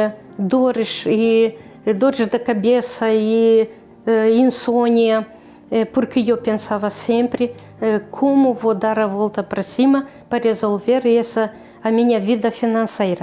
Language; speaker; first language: Portuguese; non-native, fluent; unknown